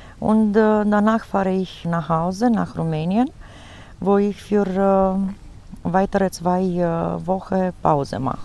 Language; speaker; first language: German; non-native, fluent; Romanian